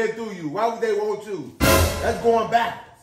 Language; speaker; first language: English; native; English